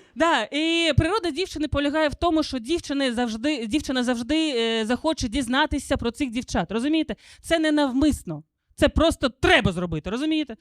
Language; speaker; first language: Ukrainian; non-native, local second language; Russian